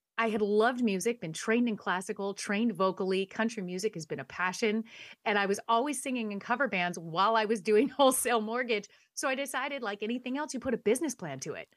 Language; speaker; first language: English; native; English